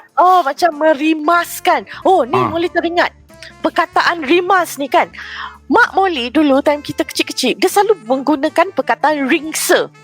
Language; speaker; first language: Malay; native; Malay